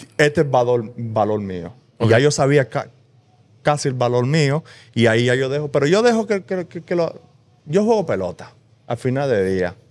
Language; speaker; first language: Spanish; early bilingual, heritage; Spanish